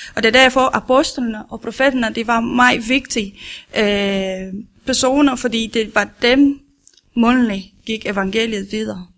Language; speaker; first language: Danish; non-native, learner; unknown